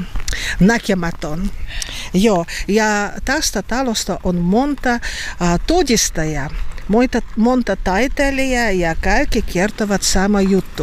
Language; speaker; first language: Finnish; non-native, learner; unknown